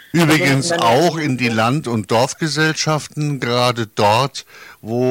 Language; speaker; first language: German; native; German